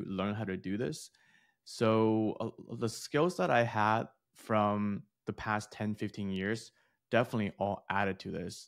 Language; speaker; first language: English; early bilingual, other home language; Chinese